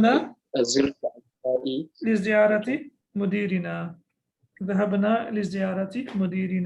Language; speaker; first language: Arabic; non-native, fluent; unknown